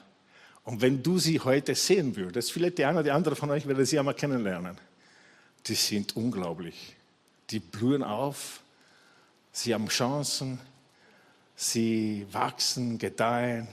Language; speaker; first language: German; non-native, fluent; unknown